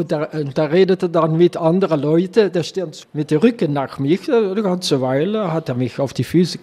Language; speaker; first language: German; non-native, learner; Dutch